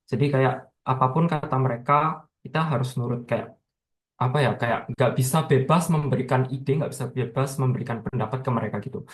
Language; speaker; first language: Indonesian; native; Indonesian